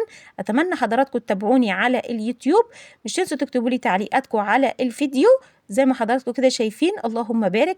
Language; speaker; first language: Arabic; native; Arabic